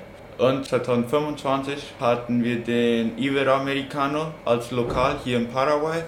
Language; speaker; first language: German; non-native, local second language; Plautdietsch